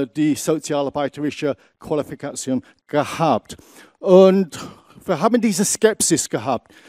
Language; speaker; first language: German; non-native, fluent; English